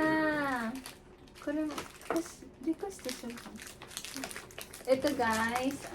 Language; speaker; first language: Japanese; non-native, fluent; Filipino